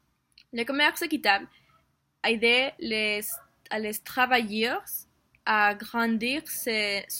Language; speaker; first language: French; non-native, learner; Spanish